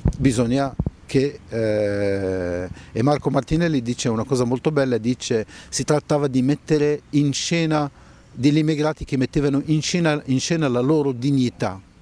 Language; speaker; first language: Italian; non-native, fluent; Arabic